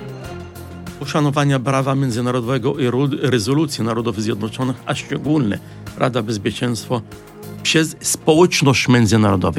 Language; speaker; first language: Polish; non-native, fluent; Arabic